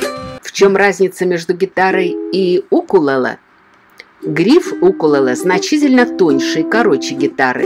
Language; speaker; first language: Russian; native; Russian